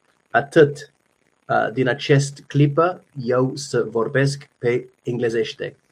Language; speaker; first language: Romanian; non-native, learner; English